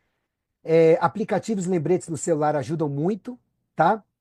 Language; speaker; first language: Portuguese; native; Portuguese